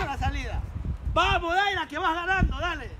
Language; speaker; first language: Spanish; native; Spanish